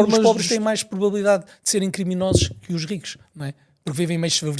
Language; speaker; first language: Portuguese; native; Portuguese